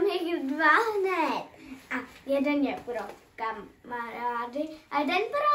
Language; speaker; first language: Czech; early bilingual, heritage; Czech